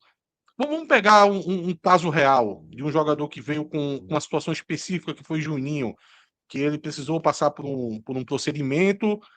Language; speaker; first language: Portuguese; native; Portuguese